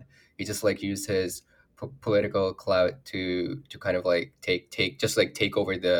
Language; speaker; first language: English; non-native, local second language; Urdu